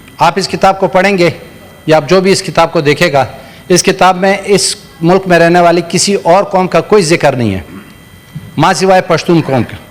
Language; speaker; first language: Urdu; non-native, local second language; Pashto